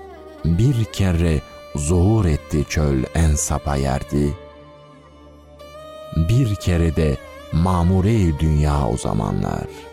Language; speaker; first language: Turkish; native; Turkish